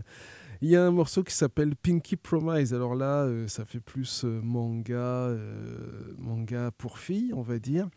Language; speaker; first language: French; native; French